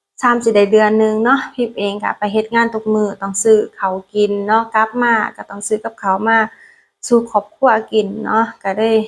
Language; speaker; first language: Thai; non-native, learner; Lao